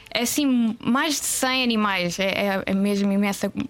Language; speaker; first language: Portuguese; native; Portuguese